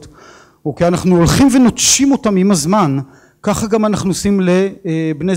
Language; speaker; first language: Hebrew; native; Hebrew